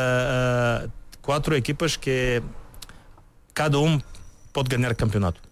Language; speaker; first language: Portuguese; non-native, learner; Bulgarian